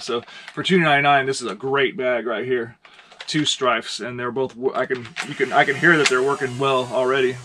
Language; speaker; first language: English; native; English